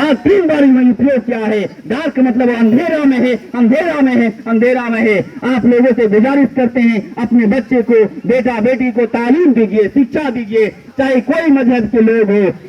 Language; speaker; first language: Hindi; native; Hindi